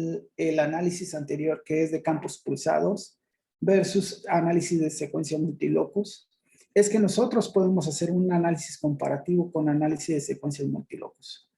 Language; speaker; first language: Spanish; native; Spanish